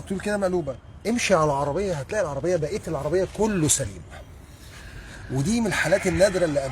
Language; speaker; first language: Arabic; native; Arabic